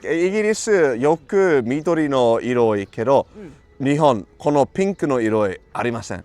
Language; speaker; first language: Japanese; non-native, learner; English